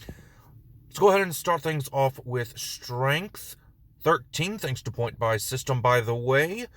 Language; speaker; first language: English; native; English